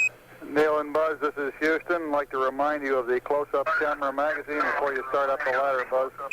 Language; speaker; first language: English; native; English